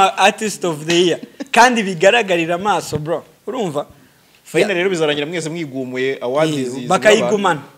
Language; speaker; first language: Kinyarwanda; early bilingual, heritage; Kinyarwanda